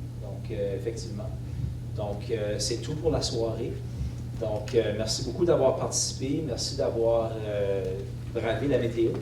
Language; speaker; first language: French; native; French